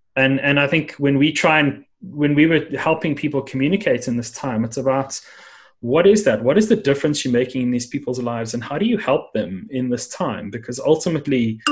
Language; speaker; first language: English; native; English